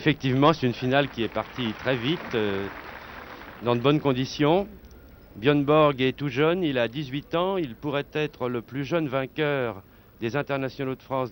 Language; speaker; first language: French; native; French